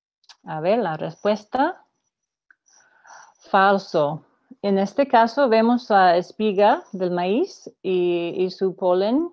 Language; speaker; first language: Spanish; non-native, fluent; English